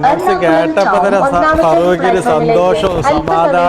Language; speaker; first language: Malayalam; native; Malayalam